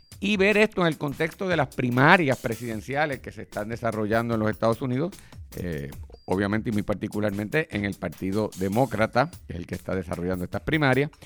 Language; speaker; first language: Spanish; native; Spanish